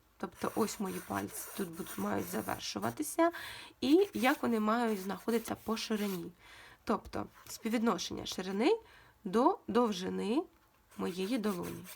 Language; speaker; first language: Ukrainian; non-native, local second language; Russian